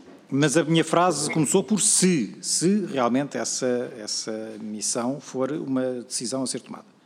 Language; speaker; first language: Portuguese; native; Portuguese